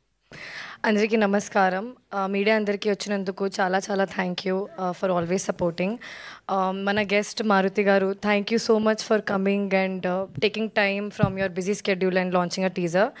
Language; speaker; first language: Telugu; non-native, learner; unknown